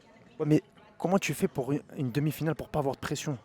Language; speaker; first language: French; native; French